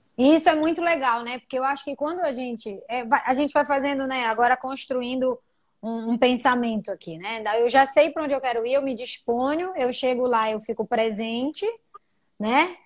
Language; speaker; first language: Portuguese; native; Portuguese